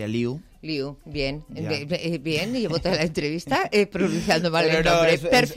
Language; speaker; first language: Spanish; native; Spanish